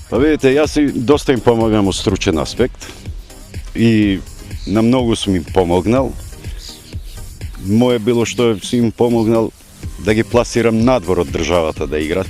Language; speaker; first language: Macedonian; native; Macedonian